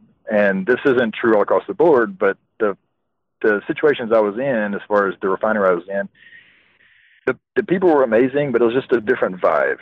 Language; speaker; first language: English; native; English